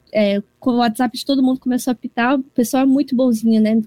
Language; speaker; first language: Portuguese; early bilingual, heritage; Japanese